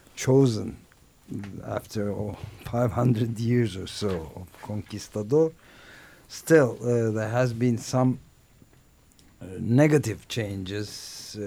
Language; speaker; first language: English; non-native, fluent; Turkish